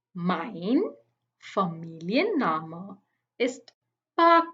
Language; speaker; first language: German; non-native, fluent; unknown